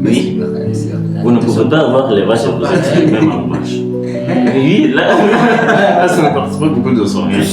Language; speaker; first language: French; non-native, learner; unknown